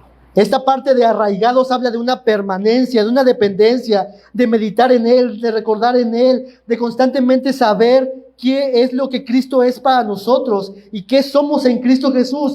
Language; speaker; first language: Spanish; native; Spanish